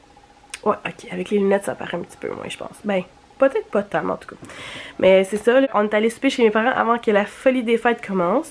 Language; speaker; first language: French; native; French